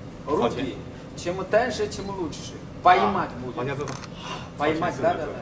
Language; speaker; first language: Russian; non-native, learner; Chinese